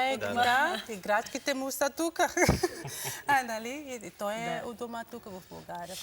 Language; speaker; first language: Bulgarian; non-native, learner; English